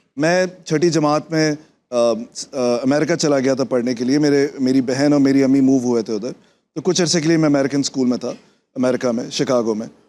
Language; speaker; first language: Urdu; native; Urdu